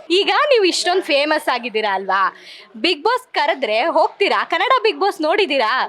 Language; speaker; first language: Kannada; native; Kannada